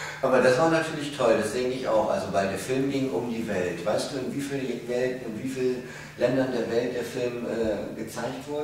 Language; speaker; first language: German; native; German